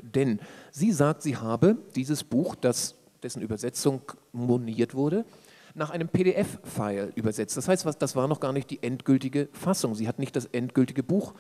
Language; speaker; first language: German; native; German